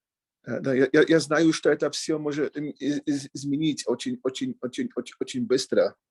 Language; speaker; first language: Russian; non-native, learner; Polish